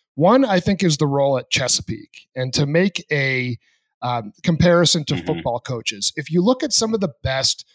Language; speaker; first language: English; native; English